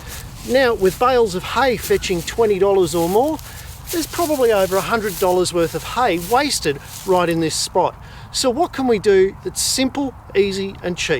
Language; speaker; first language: English; native; English